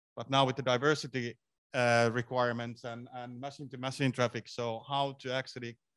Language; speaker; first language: English; non-native, fluent; Finnish